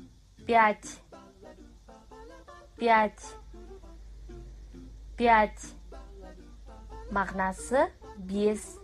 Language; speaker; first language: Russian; non-native, fluent; Kazakh